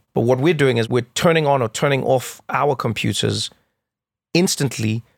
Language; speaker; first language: English; native; English